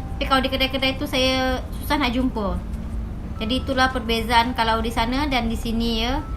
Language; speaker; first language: Malay; native; Malay